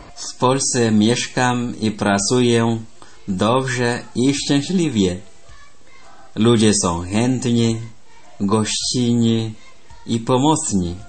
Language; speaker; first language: Polish; non-native, fluent; Amharic